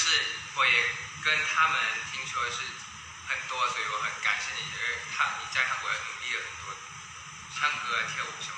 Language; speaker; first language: Chinese; non-native, learner; Thai